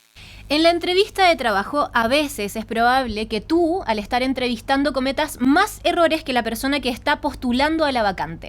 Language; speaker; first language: Spanish; native; Spanish